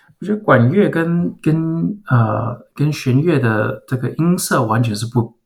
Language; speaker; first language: Chinese; early bilingual, heritage; Chinese